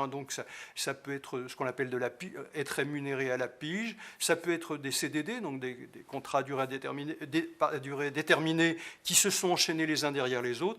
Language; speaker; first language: French; native; French